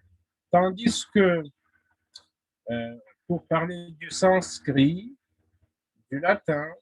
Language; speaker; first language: French; non-native, fluent; Russian